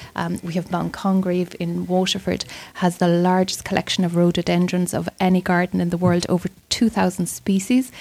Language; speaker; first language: English; native; English